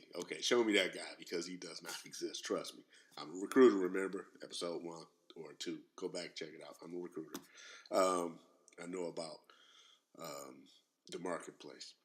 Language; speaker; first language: English; native; English